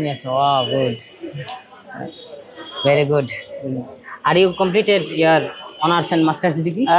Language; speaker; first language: English; non-native, learner; Bangla